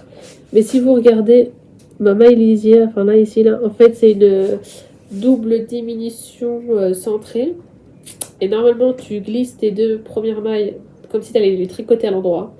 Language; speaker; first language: French; native; French